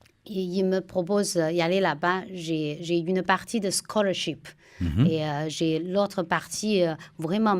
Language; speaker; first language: French; non-native, fluent; Chinese